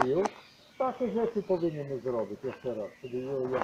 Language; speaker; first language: Polish; non-native, learner; Croatian